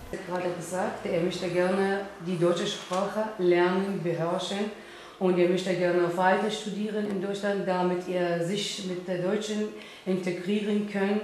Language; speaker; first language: German; non-native, learner; Arabic